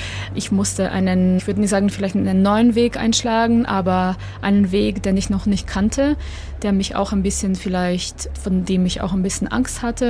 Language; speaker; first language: German; non-native, fluent; Croatian